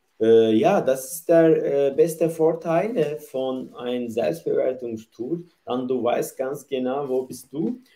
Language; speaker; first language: German; non-native, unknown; Turkish